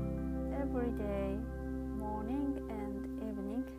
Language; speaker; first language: English; non-native, learner; Japanese